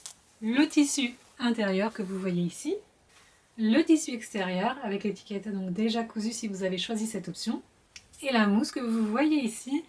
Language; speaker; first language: French; native; French